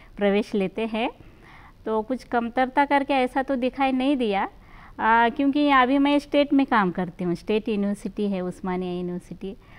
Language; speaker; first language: Hindi; non-native, local second language; Marathi